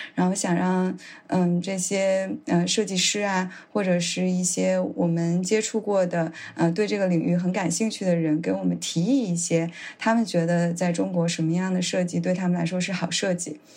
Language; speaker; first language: Chinese; native; Chinese